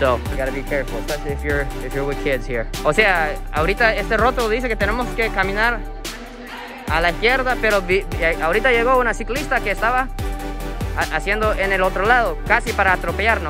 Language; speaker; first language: Spanish; non-native, fluent; Japanese